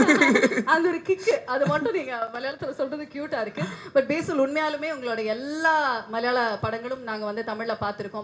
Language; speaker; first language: Tamil; native; Tamil